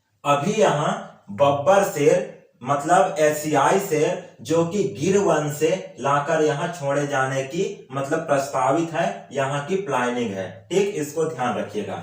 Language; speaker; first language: Hindi; native; Hindi